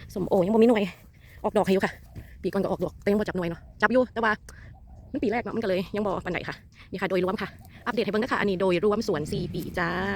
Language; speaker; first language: Thai; native; Thai